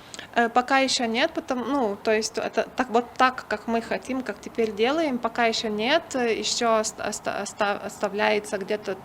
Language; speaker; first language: Russian; non-native, fluent; Lithuanian